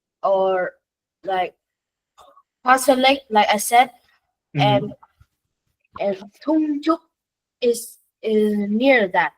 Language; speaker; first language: English; non-native, learner; Vietnamese